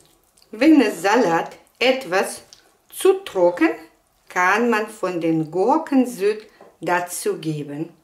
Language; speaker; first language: German; non-native, fluent; Russian